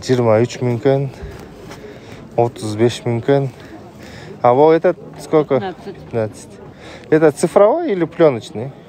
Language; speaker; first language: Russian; non-native, local second language; Kyrgyz